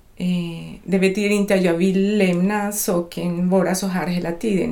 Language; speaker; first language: Swedish; non-native, fluent; Spanish